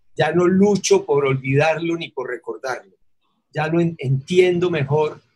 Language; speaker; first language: Spanish; native; Spanish